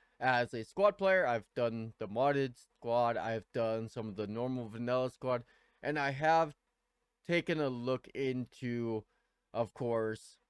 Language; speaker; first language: English; native; English